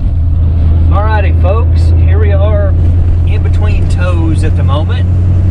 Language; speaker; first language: English; native; English